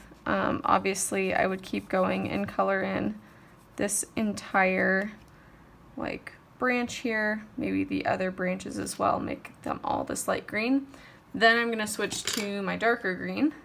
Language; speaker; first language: English; native; English